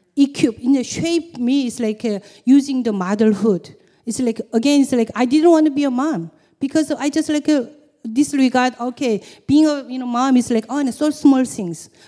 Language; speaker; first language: English; non-native, learner; Korean